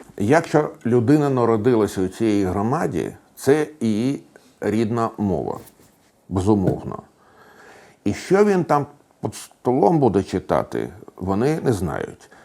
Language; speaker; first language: Ukrainian; non-native, local second language; Russian